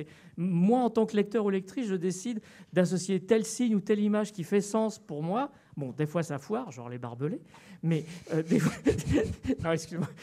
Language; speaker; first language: French; native; French